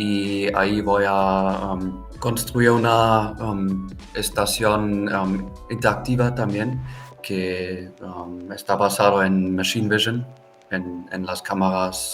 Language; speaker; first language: Spanish; non-native, fluent; German